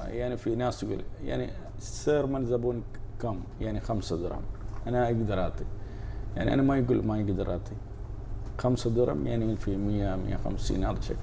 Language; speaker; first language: Arabic; non-native, learner; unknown